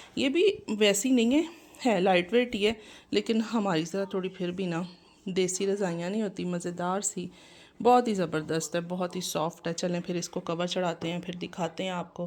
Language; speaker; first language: Urdu; non-native, local second language; Punjabi